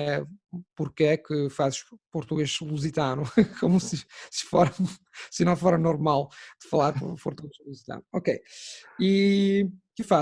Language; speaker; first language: Portuguese; non-native, fluent; Italian